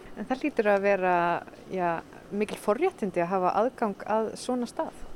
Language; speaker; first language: Icelandic; native; Icelandic